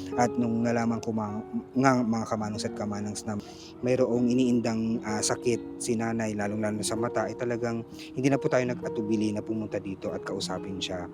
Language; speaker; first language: Filipino; non-native, local second language; Iloko